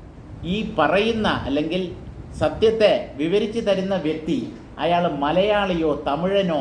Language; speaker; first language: Malayalam; native; Malayalam